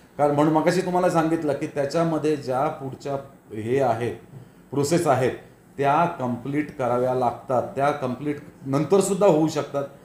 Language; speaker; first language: Marathi; native; Marathi